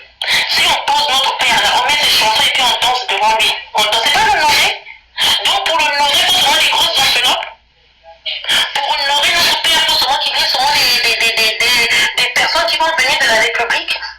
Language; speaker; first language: French; non-native, local second language; Lingala